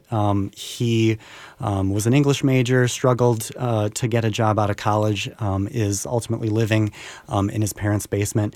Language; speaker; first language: English; native; English